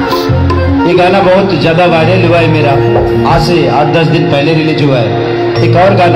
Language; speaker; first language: Hindi; non-native, local second language; Bhojpuri